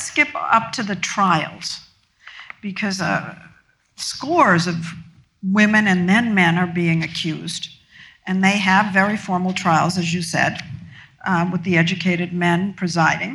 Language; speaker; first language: English; native; English